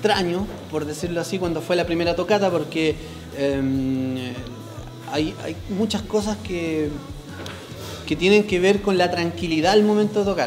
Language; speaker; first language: Spanish; native; Spanish